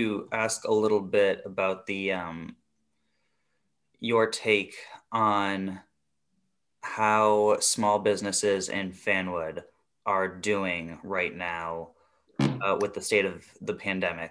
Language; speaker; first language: English; native; English